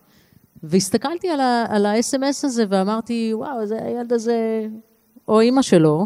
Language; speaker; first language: Hebrew; native; Hebrew